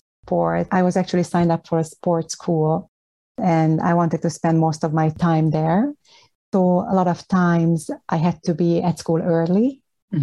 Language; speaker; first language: English; non-native, fluent; Hungarian